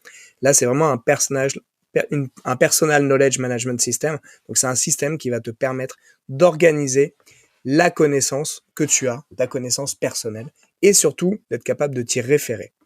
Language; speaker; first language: French; native; French